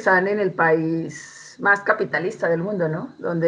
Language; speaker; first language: Spanish; native; Spanish